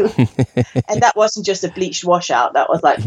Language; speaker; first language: English; non-native, fluent; Danish